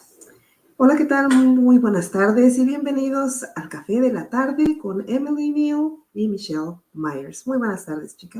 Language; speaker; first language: Spanish; native; Spanish